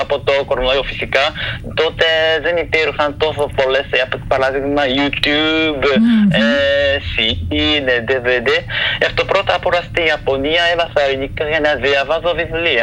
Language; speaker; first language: Greek; non-native, fluent; Japanese